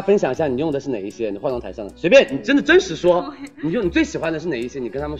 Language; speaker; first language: Chinese; native; Chinese